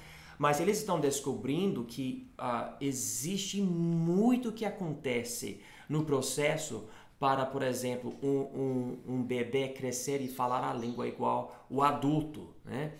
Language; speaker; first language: Portuguese; non-native, fluent; English